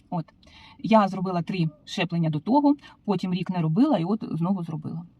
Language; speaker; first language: Ukrainian; non-native, local second language; Russian